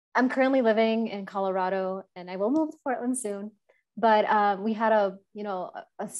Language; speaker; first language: English; native; English